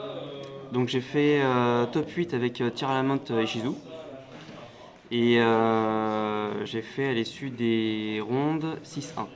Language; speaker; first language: French; native; French